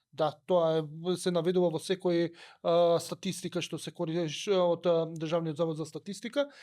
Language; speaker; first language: Macedonian; native; Macedonian